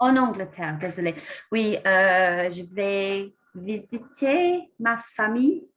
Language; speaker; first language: French; non-native, learner; English